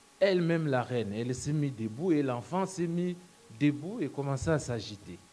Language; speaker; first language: French; non-native, local second language; Lingala